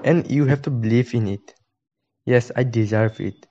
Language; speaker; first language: English; non-native, local second language; Assamese